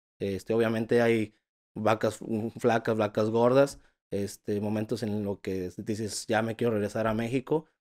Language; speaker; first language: Spanish; native; Spanish